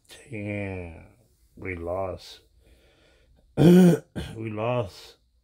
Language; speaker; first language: English; early bilingual, other home language; Spanish